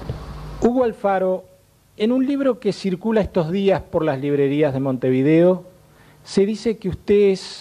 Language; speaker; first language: Spanish; native; Spanish